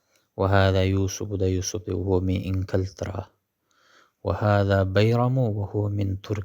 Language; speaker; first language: Arabic; non-native, fluent; Pashto